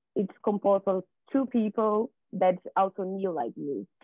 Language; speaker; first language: English; non-native, learner; Portuguese